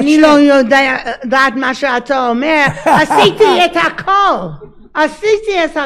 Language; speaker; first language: Hebrew; non-native, learner; English